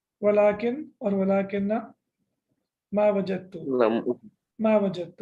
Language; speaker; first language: Arabic; non-native, fluent; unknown